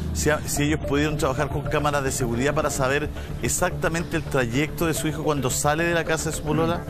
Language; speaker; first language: Spanish; native; Spanish